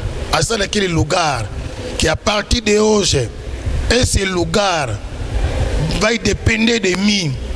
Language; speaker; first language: Portuguese; non-native, learner; Lingala